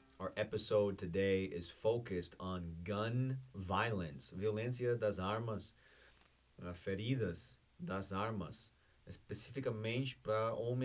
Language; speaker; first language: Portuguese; non-native, fluent; English